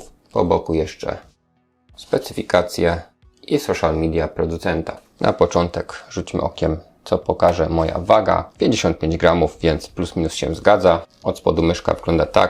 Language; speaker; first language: Polish; native; Polish